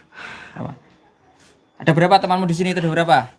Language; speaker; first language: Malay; non-native, local second language; Javanese